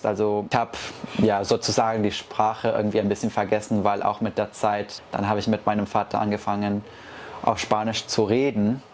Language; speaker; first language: German; early bilingual, heritage; Spanish